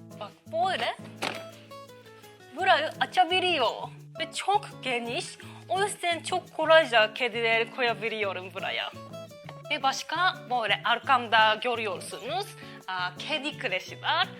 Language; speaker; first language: Turkish; non-native, learner; Japanese